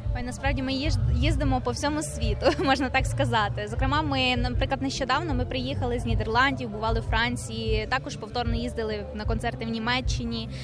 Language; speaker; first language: Ukrainian; native; Ukrainian